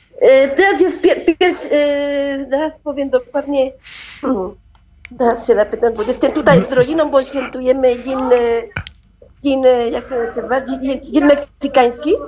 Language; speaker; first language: Polish; non-native, learner; Spanish